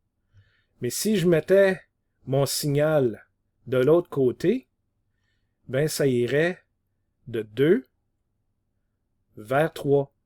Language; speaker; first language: French; native; French